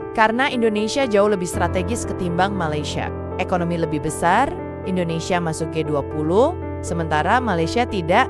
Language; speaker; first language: Indonesian; native; Indonesian